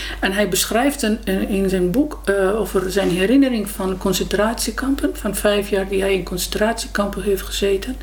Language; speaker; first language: Dutch; non-native, fluent; Persian